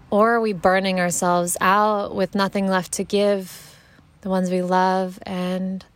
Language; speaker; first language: English; native; English